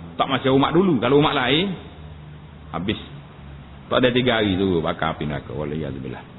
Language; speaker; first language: Malay; native; Malay